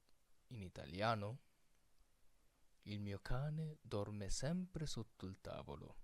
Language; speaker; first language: Italian; non-native, fluent; Filipino